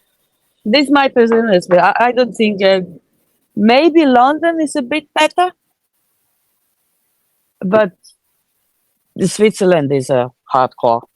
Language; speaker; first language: English; non-native, fluent; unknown